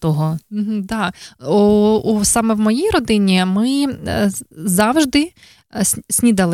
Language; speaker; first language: Ukrainian; native; Ukrainian